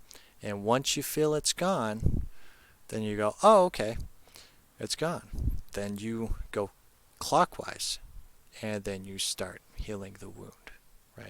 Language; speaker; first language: English; native; English